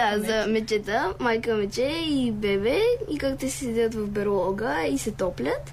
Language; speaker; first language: Bulgarian; early bilingual, other home language; Ukrainian